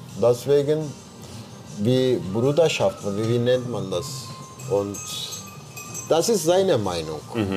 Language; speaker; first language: German; non-native, learner; Turkish